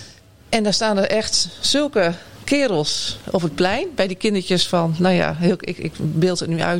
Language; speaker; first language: Dutch; native; Dutch